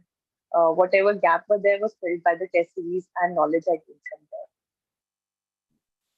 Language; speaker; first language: English; non-native, local second language; Hindi